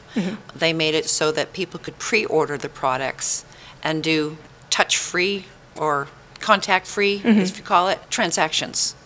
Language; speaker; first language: English; native; English